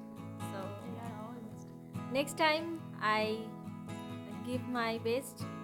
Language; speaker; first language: English; non-native, learner; Bangla